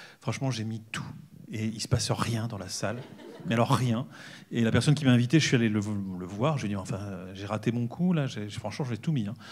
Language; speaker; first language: French; native; French